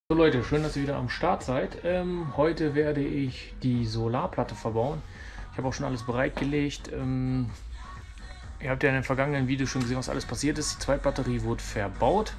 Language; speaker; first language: German; native; German